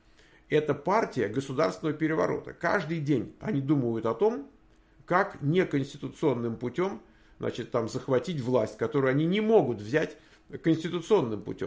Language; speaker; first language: Russian; native; Russian